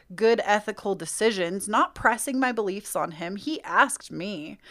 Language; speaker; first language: English; native; English